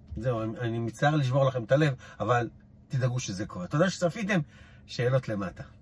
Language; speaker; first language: Hebrew; native; Hebrew